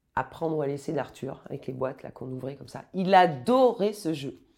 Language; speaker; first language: French; native; French